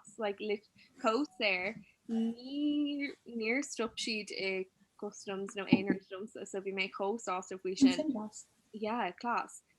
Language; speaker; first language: Irish; non-native, local second language; English